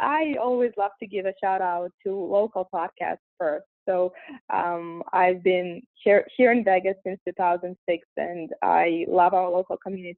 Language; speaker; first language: English; non-native, fluent; Russian